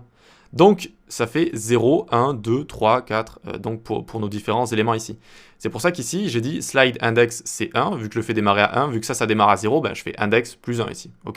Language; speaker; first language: French; native; French